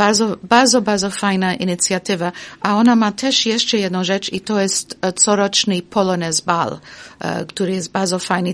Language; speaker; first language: Polish; non-native, fluent; English